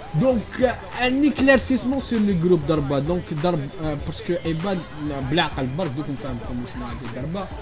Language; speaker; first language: French; non-native, local second language; Arabic